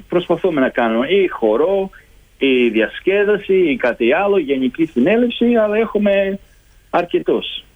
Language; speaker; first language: Greek; early bilingual, heritage; Greek